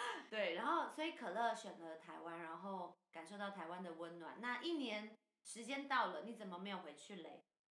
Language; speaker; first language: Chinese; native; Chinese